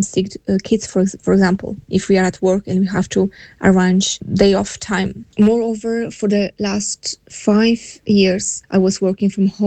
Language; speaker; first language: English; non-native, fluent; Polish